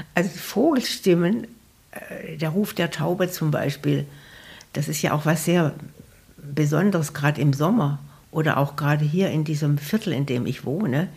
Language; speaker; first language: German; native; German